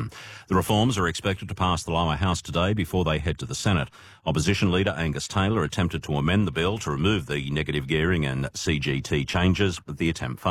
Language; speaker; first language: English; native; English